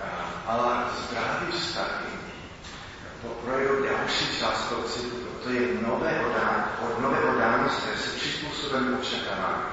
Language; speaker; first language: Czech; non-native, fluent; English